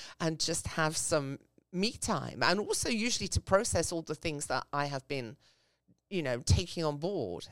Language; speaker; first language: English; native; English